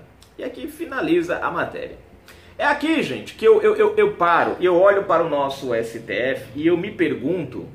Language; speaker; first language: Portuguese; native; Portuguese